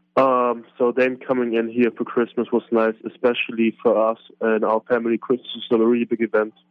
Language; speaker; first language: English; non-native, fluent; German